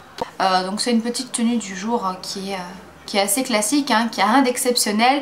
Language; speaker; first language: French; native; French